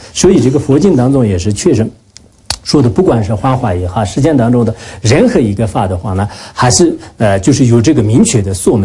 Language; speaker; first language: Chinese; non-native, local second language; Tibetan